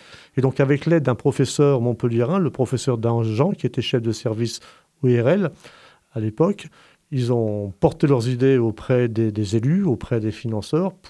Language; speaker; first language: French; native; French